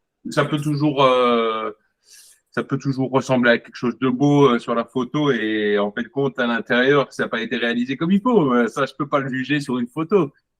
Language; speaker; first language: French; native; French